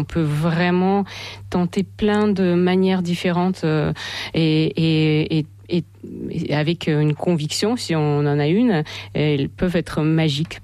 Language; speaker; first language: French; non-native, fluent; Russian